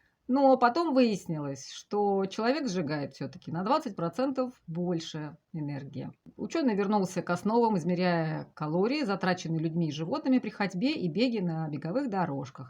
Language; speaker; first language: Russian; native; Russian